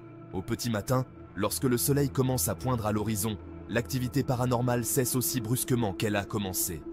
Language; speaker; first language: French; native; French